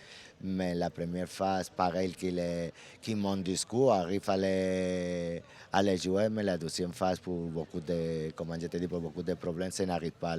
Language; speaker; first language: French; non-native, learner; Spanish